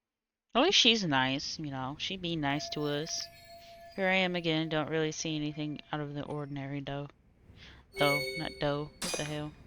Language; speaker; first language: English; native; English